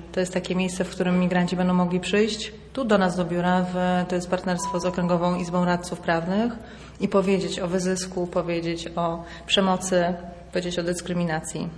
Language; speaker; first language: Polish; native; Polish